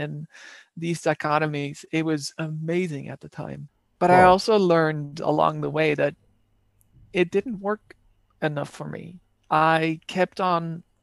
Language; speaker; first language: English; non-native, fluent; Dutch